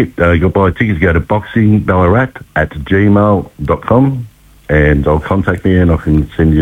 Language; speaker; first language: English; native; English